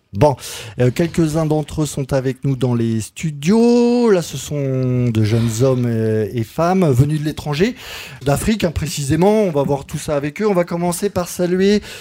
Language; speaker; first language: French; native; French